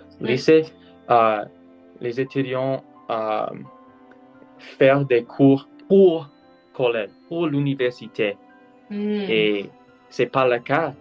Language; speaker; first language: French; non-native, learner; English